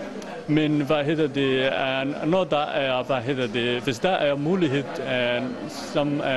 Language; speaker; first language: Danish; non-native, fluent; Somali